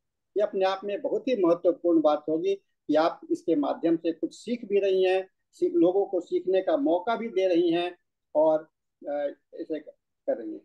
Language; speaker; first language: Hindi; native; Hindi